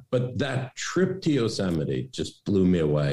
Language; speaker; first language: English; native; English